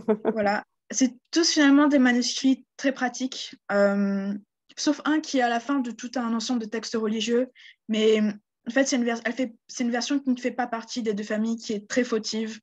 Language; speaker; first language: French; native; French